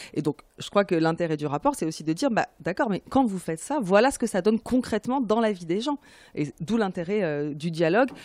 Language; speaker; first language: French; native; French